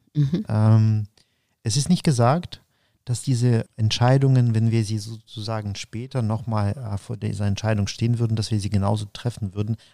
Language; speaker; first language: German; non-native, fluent; Ukrainian